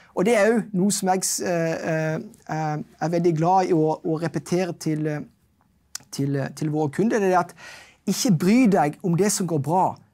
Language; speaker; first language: Norwegian; native; Norwegian